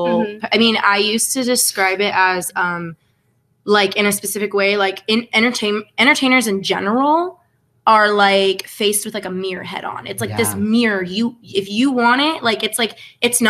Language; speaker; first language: English; native; English